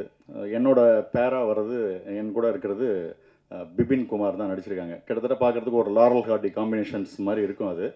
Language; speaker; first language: Tamil; native; Tamil